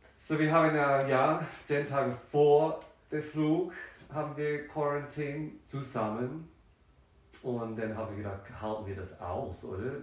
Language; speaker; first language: German; non-native, fluent; French